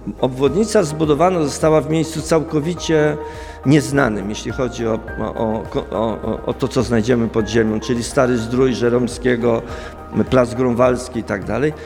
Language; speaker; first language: Polish; native; Polish